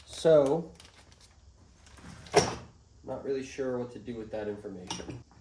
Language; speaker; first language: English; native; English